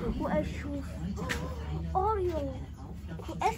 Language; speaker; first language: Arabic; early bilingual, heritage; Arabic